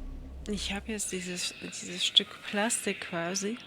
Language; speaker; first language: German; native; German